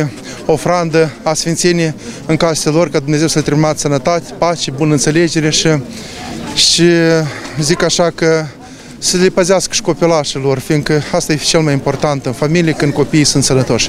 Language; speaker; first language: Romanian; native; Romanian